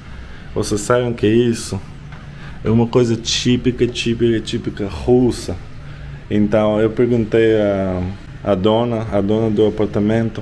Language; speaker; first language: Portuguese; non-native, learner; Russian